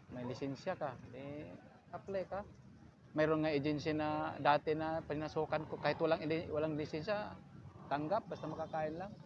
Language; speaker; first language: Filipino; non-native, local second language; Cebuano